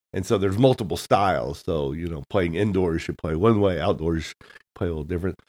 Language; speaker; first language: English; native; English